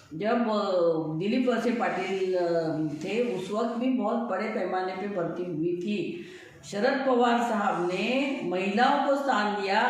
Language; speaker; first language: Hindi; non-native, local second language; Marathi